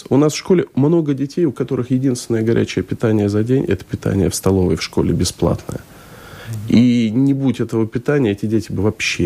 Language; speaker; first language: Russian; native; Russian